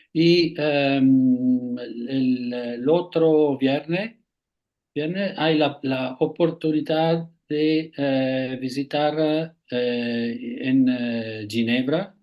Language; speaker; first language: Spanish; non-native, fluent; Italian